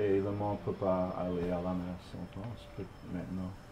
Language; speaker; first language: French; non-native, fluent; English